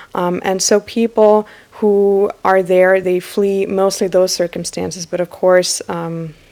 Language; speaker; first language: English; non-native, fluent; Slovak